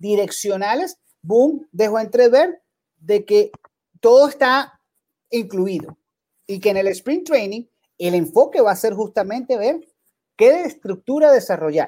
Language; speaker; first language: Spanish; native; Spanish